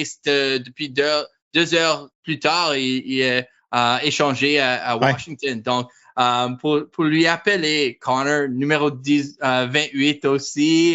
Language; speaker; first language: French; non-native, learner; English